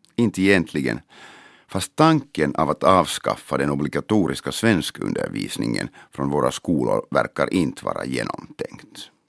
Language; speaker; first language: Swedish; non-native, local second language; Finnish